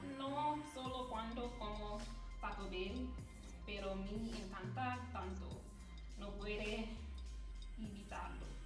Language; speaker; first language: Spanish; non-native, learner; English